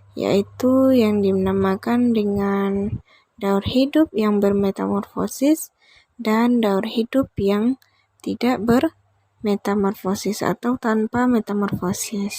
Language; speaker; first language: Indonesian; native; Indonesian